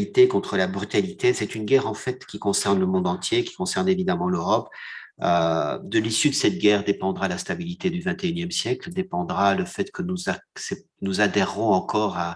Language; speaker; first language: French; native; French